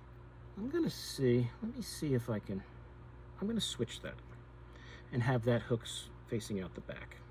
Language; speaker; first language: English; native; English